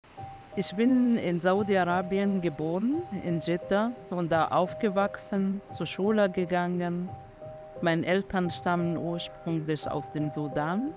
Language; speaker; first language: German; non-native, fluent; Arabic